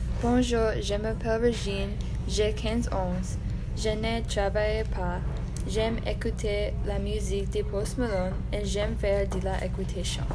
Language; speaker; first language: French; non-native, learner; English